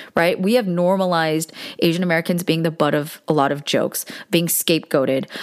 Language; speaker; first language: English; early bilingual, other home language; Korean